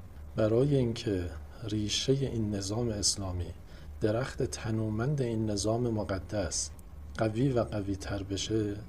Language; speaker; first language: Persian; native; Persian